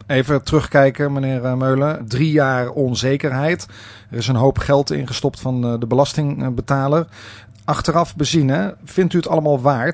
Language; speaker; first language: Dutch; native; Dutch